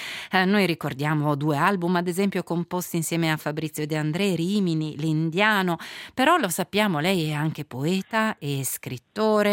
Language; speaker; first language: Italian; native; Italian